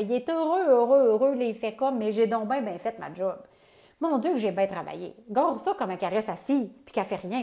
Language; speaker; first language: French; native; French